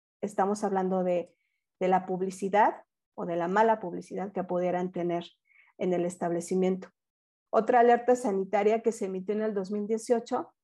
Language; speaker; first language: Spanish; native; Spanish